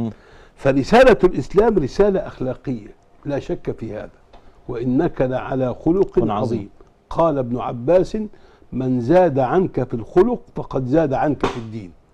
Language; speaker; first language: Arabic; native; Arabic